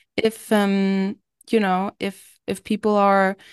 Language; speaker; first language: English; non-native, fluent; German